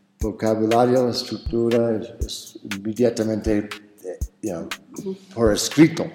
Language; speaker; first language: Spanish; non-native, fluent; English